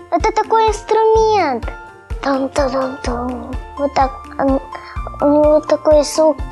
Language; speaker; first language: Russian; native; Russian